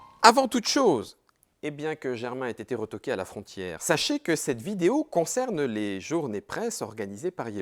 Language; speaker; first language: French; native; French